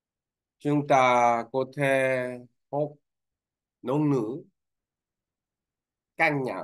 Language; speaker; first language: Vietnamese; non-native, learner; Korean